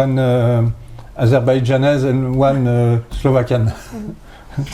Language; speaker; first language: English; non-native, learner; French